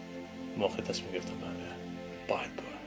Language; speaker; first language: Persian; non-native, fluent; English